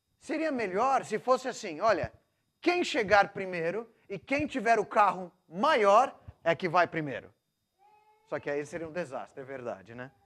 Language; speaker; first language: Portuguese; non-native, local second language; English